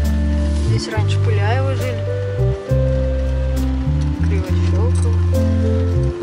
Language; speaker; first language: Russian; native; Russian